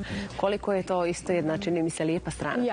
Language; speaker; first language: Serbian; native; Serbian